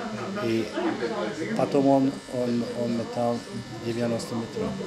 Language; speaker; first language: Russian; non-native, local second language; Latvian